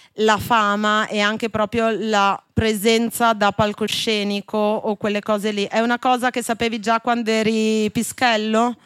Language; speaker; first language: Italian; native; Italian